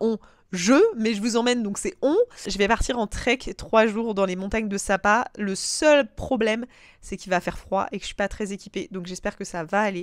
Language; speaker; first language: French; native; French